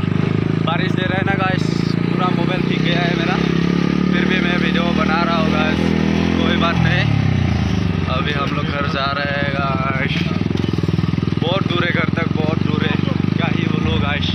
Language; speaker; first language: Hindi; non-native, local second language; Assamese